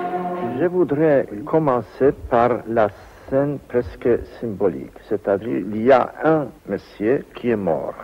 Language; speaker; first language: French; non-native, fluent; Polish